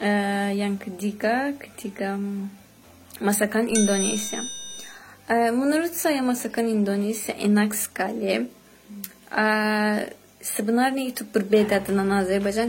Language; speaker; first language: Indonesian; non-native, fluent; Azerbaijani